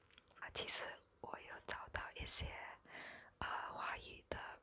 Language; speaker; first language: Chinese; non-native, local second language; English